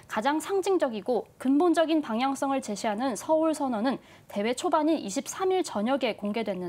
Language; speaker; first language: Korean; native; Korean